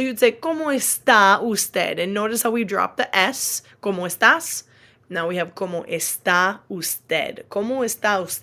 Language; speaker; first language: Spanish; non-native, fluent; English